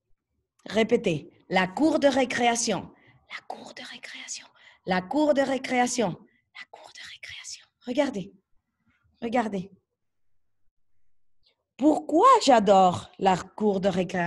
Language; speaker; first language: French; non-native, fluent; Spanish